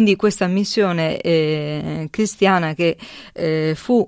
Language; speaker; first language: Italian; native; Italian